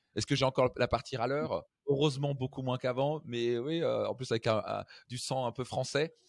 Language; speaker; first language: French; native; French